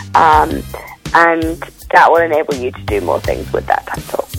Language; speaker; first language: English; native; English